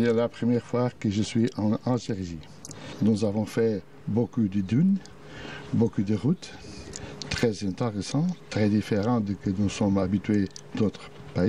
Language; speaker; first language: French; non-native, learner; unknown